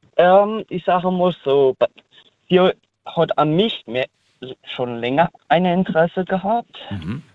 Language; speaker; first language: German; early bilingual, heritage; German